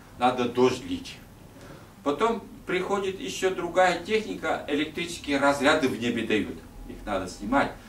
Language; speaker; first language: Russian; non-native, local second language; Udmurt